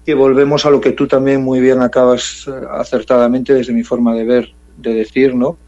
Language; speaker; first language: Spanish; early bilingual, heritage; English